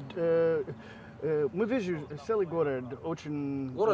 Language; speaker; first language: Russian; non-native, learner; English